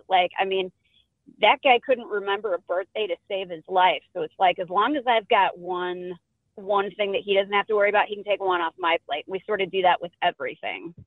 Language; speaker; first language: English; native; English